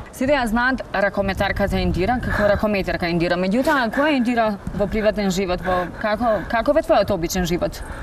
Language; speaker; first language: Macedonian; native; Macedonian